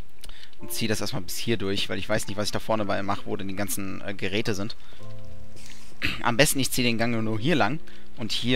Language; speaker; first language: German; native; German